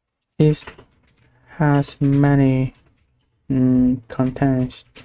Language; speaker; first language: English; non-native, learner; Vietnamese